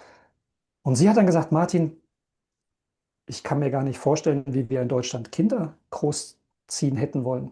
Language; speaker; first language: German; native; German